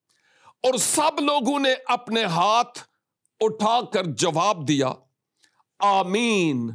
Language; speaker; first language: Urdu; native; Urdu